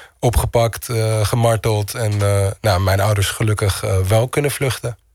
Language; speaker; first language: Dutch; early bilingual, other home language; Turkish